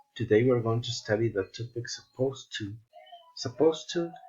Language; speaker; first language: English; non-native, fluent; Spanish